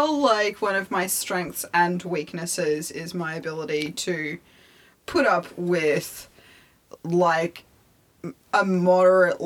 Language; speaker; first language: English; native; English